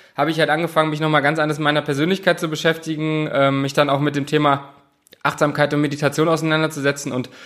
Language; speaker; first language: German; native; German